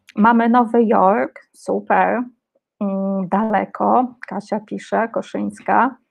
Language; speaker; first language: Polish; native; Polish